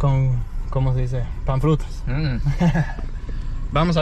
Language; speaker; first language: Spanish; non-native, learner; Danish